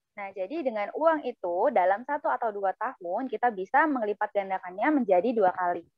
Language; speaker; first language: Indonesian; native; Indonesian